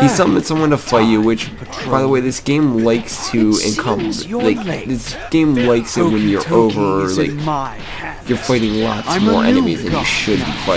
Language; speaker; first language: English; native; English